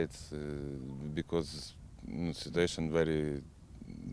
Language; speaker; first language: English; non-native, learner; Ukrainian